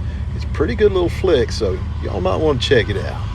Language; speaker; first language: English; native; English